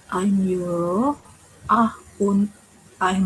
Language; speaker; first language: German; non-native, learner; Indonesian